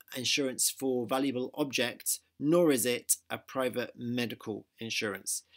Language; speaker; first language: English; native; English